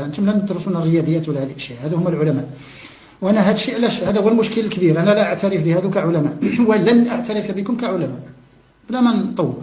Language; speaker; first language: Arabic; native; Arabic